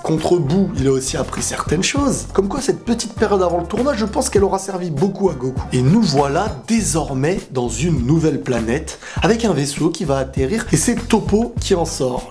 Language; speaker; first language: French; native; French